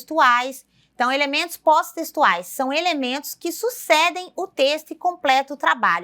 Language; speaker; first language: Portuguese; native; Portuguese